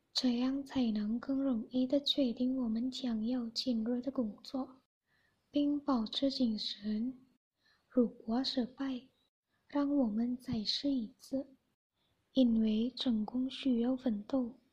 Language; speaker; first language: Chinese; non-native, learner; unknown